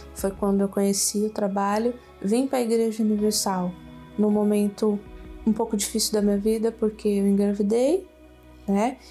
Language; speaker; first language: Portuguese; native; Portuguese